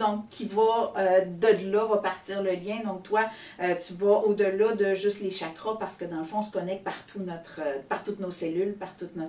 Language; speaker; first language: French; native; French